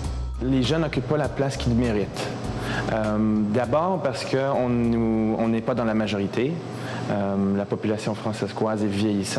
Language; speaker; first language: French; native; French